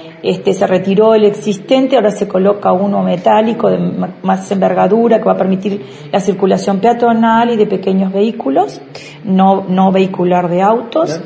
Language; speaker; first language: Spanish; native; Spanish